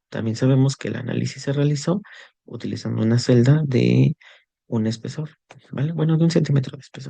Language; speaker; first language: Spanish; native; Spanish